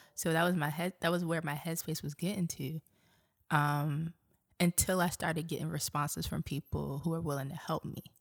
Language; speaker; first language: English; native; English